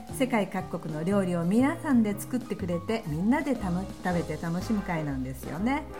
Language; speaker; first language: Japanese; native; Japanese